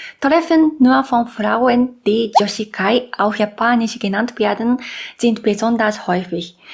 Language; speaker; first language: German; non-native, fluent; Japanese